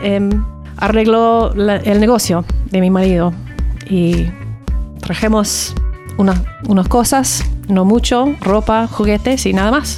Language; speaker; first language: Spanish; non-native, learner; English